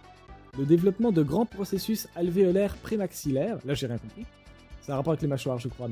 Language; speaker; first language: French; native; French